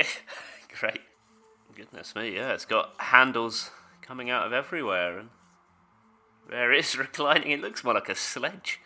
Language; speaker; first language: English; native; English